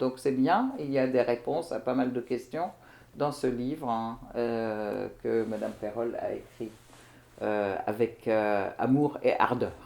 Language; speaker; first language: French; non-native, fluent; Arabic